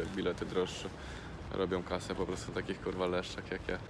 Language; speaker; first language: Polish; native; Polish